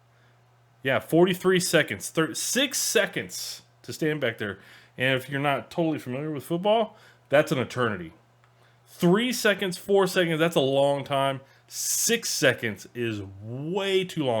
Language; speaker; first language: English; native; English